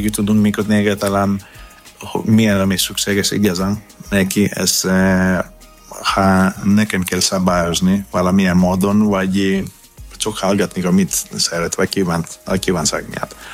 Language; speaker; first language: Hungarian; non-native, learner; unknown